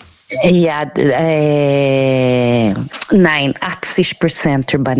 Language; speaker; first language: German; non-native, learner; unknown